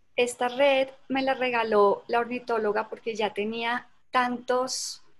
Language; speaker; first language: Spanish; native; Spanish